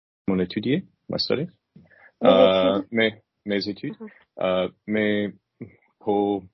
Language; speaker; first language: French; non-native, learner; English